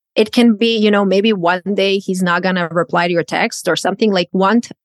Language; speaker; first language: English; non-native, fluent; Croatian